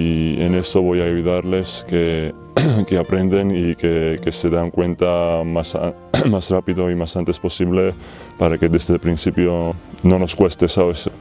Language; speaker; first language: Spanish; non-native, fluent; Georgian